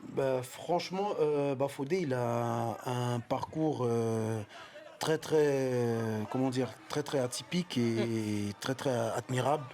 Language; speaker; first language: French; native; French